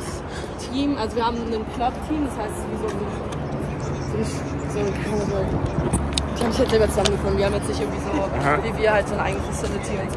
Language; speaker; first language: German; native; German